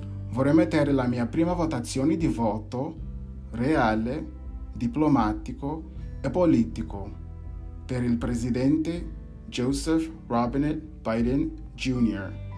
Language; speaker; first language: Italian; non-native, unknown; English